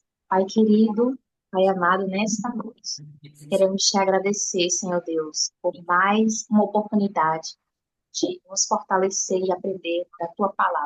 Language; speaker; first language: Portuguese; native; Portuguese